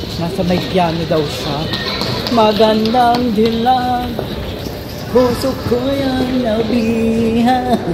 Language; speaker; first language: Filipino; native; Filipino